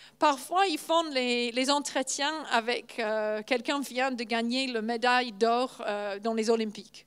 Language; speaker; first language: French; non-native, fluent; English